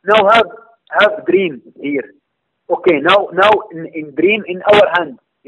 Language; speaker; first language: English; non-native, learner; Arabic